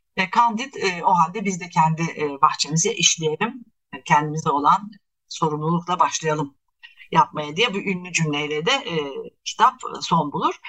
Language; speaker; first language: Turkish; native; Turkish